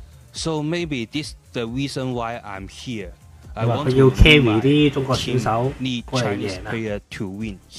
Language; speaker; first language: English; non-native, learner; Chinese